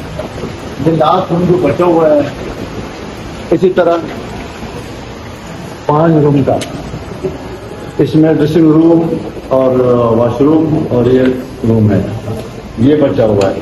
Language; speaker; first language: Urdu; non-native, local second language; Pashto